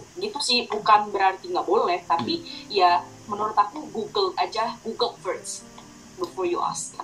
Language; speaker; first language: Indonesian; native; Indonesian